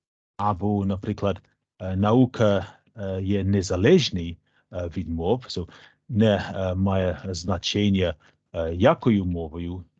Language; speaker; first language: Ukrainian; non-native, learner; English